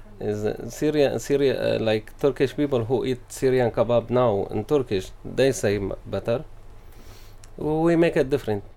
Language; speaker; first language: English; non-native, learner; Arabic